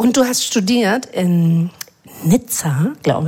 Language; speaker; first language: German; native; German